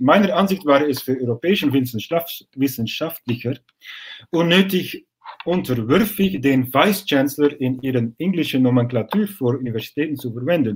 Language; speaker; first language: German; non-native, fluent; Dutch